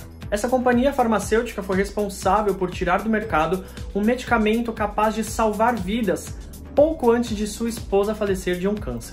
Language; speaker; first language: Portuguese; native; Portuguese